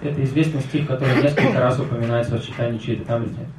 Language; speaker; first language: Russian; native; Russian